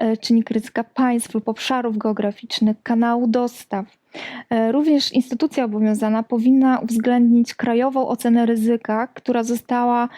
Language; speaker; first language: Polish; native; Polish